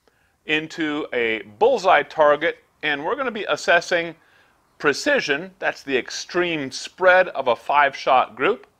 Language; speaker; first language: English; native; English